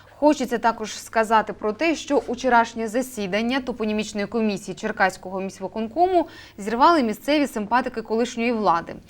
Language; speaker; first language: Ukrainian; native; Ukrainian